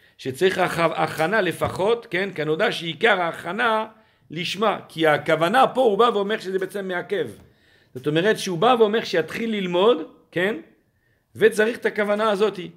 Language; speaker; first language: Hebrew; non-native, fluent; French